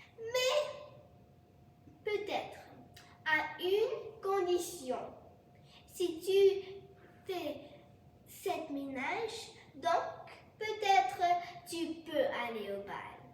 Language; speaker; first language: French; non-native, learner; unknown